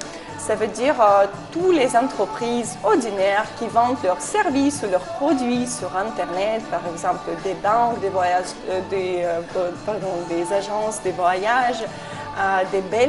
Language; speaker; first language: French; non-native, fluent; Ukrainian